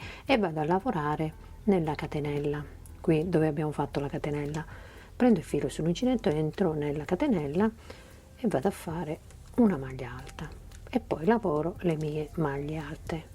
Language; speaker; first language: Italian; native; Italian